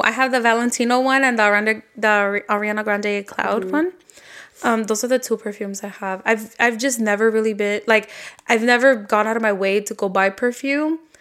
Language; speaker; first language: English; early bilingual, other home language; Spanish